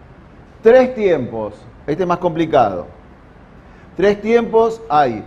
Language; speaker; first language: Spanish; native; Spanish